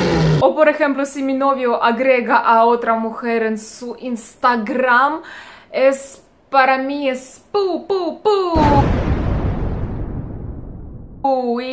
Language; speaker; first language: Spanish; non-native, learner; Russian